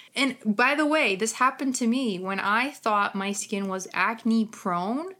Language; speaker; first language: English; non-native, fluent; Ukrainian